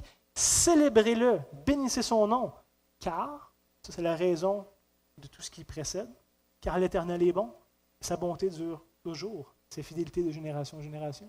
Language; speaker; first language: French; native; French